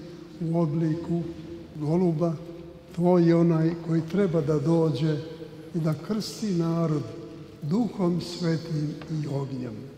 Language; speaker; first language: Serbian; native; Serbian